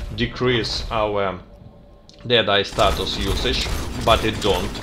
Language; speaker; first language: English; non-native, fluent; Russian